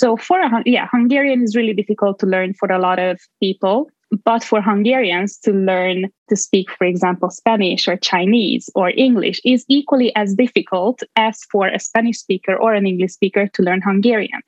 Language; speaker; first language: English; non-native, fluent; Hungarian